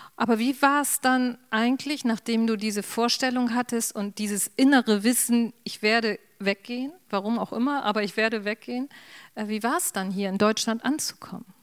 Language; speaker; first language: German; native; German